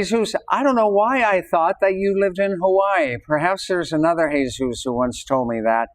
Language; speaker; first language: English; native; English